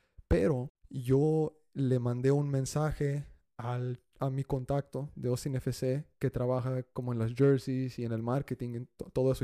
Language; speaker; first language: Spanish; early bilingual, heritage; Spanish